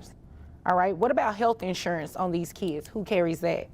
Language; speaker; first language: English; native; English